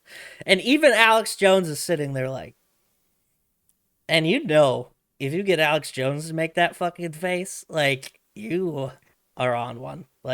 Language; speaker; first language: English; native; English